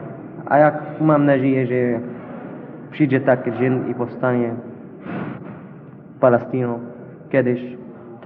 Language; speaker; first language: Polish; non-native, learner; Arabic